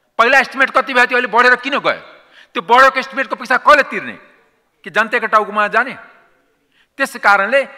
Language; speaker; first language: Nepali; non-native, local second language; Maithili